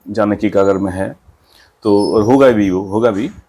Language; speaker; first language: Hindi; non-native, local second language; Bangla